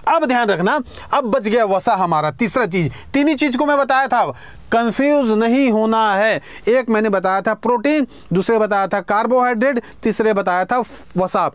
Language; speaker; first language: Hindi; native; Hindi